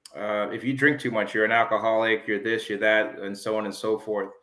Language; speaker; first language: English; early bilingual, other home language; Jamaican Creole English